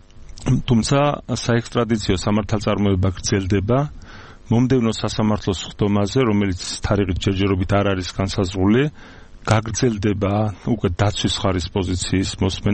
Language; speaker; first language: Georgian; native; Georgian